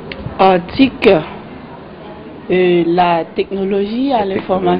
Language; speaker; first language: French; non-native, local second language; Haitian Creole